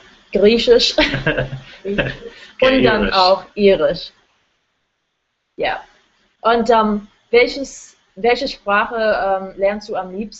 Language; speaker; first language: German; non-native, fluent; English